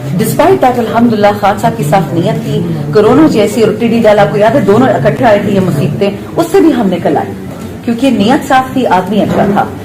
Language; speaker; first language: Urdu; non-native, local second language; Pashto